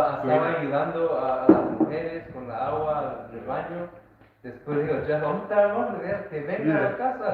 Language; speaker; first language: Spanish; early bilingual, heritage; Spanish